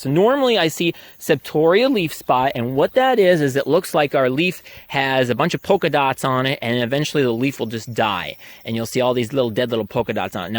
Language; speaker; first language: English; native; English